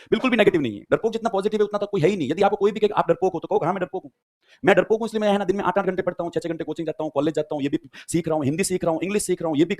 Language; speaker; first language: Hindi; native; Hindi